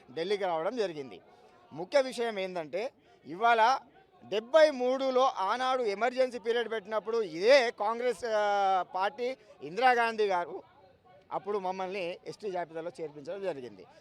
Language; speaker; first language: Telugu; non-native, local second language; Lambadi